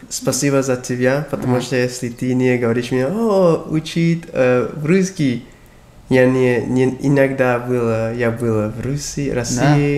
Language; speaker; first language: Russian; non-native, learner; English